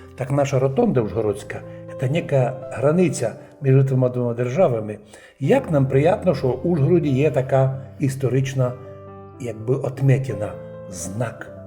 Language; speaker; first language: Ukrainian; native; Ukrainian